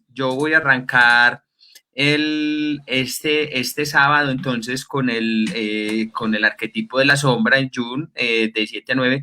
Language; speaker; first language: Spanish; native; Spanish